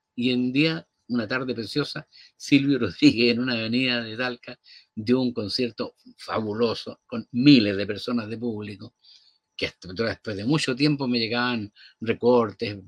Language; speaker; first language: Spanish; native; Spanish